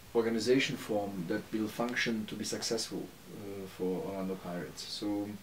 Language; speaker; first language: English; non-native, fluent; Turkish